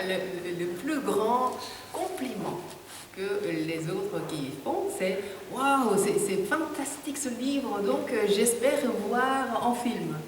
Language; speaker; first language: French; non-native, fluent; Korean